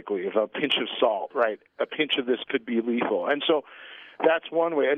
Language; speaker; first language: English; native; English